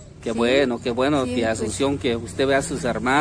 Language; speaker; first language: Spanish; native; Spanish